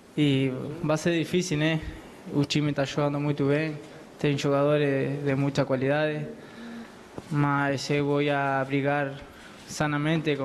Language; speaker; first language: Portuguese; non-native, learner; Spanish